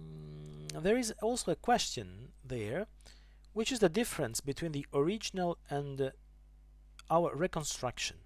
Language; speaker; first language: English; non-native, fluent; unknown